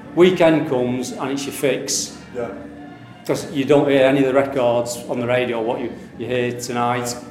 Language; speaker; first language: English; native; English